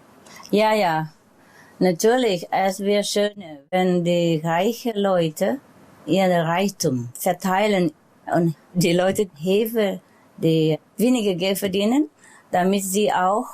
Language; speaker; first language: German; non-native, learner; Vietnamese